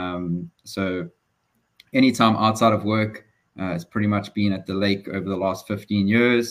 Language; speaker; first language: English; native; English